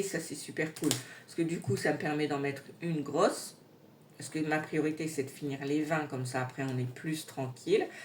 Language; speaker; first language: French; native; French